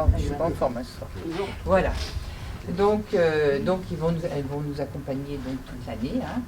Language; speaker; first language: French; native; French